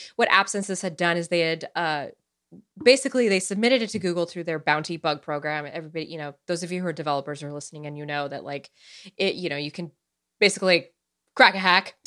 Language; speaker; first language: English; early bilingual, other home language; Romanian